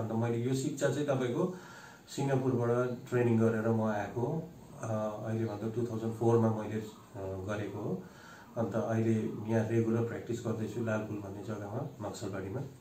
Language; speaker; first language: Nepali; native; Nepali